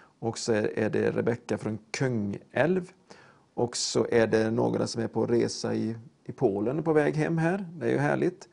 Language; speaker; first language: Swedish; native; Swedish